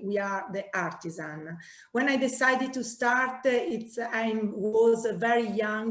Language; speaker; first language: English; non-native, learner; Italian